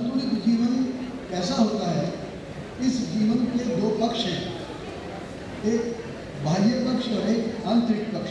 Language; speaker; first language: Hindi; native; Hindi